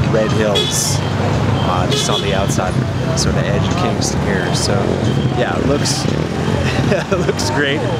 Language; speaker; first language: English; native; English